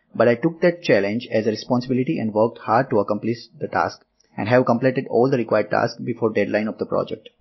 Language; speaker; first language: English; non-native, local second language; Gujarati